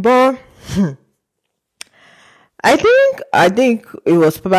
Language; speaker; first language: English; non-native, local second language; Yoruba